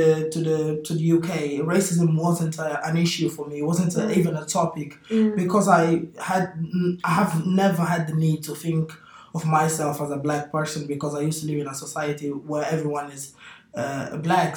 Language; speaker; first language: English; non-native, fluent; Portuguese